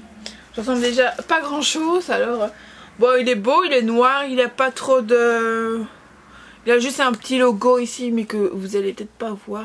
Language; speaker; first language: French; native; French